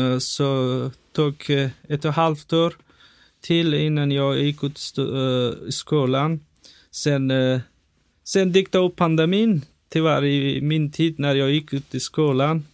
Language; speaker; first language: Swedish; non-native, fluent; Persian